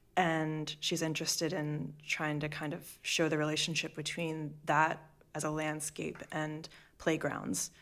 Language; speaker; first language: English; native; English